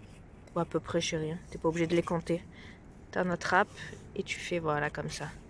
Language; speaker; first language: French; native; French